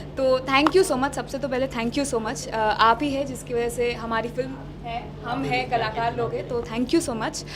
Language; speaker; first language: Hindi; non-native, local second language; Bangla